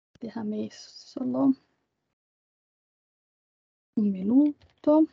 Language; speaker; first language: Spanish; non-native, learner; Portuguese